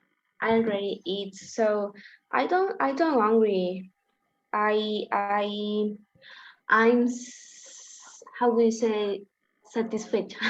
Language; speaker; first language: English; non-native, learner; Spanish